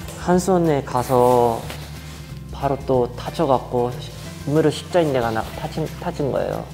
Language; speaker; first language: Korean; early bilingual, heritage; Japanese